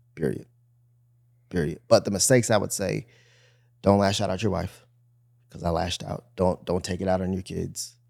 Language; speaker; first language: English; native; English